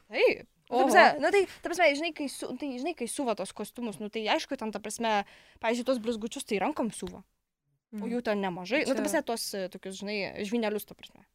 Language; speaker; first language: Lithuanian; non-native, local second language; Polish